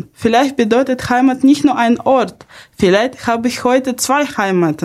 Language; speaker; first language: German; non-native, fluent; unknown